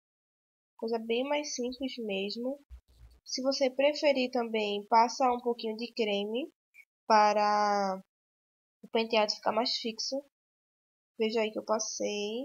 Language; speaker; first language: Portuguese; native; Portuguese